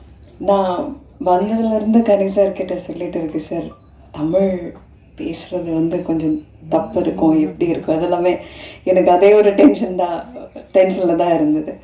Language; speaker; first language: Tamil; non-native, fluent; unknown